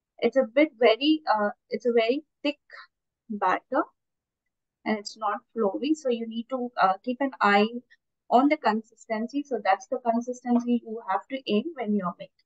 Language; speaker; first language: English; non-native, local second language; Tamil